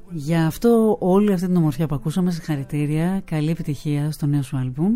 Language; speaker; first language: Greek; native; Greek